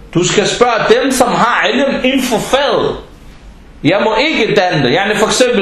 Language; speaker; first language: Danish; non-native, fluent; Arabic